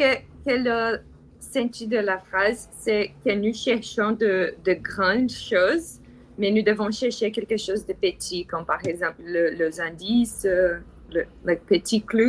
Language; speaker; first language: French; non-native, learner; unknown